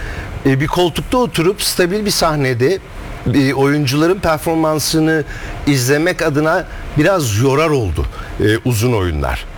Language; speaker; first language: Turkish; native; Turkish